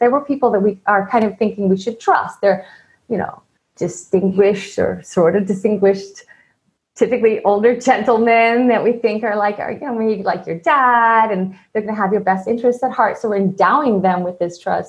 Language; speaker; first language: English; native; English